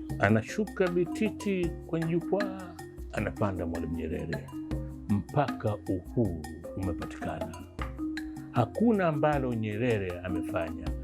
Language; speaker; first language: Swahili; native; Swahili